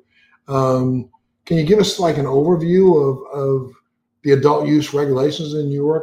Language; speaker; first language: English; native; English